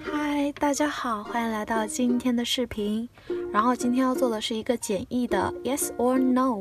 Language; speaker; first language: Chinese; native; Chinese